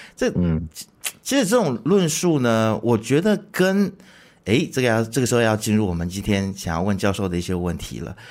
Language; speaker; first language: Chinese; native; Chinese